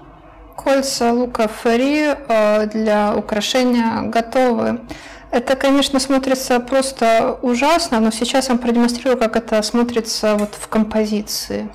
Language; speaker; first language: Russian; native; Russian